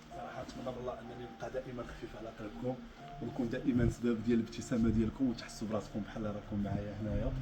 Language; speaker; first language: Arabic; native; Arabic